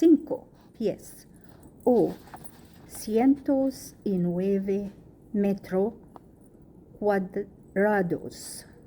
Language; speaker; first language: Spanish; non-native, learner; Arabic